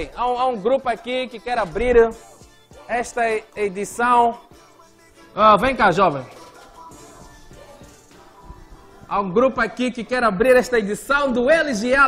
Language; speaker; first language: Portuguese; native; Portuguese